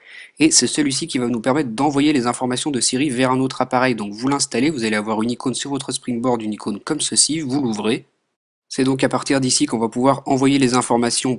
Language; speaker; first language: French; native; French